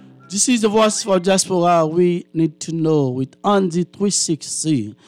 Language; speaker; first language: English; non-native, fluent; Haitian Creole